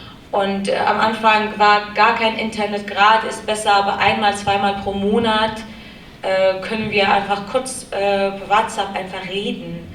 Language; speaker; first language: German; non-native, learner; Kurdish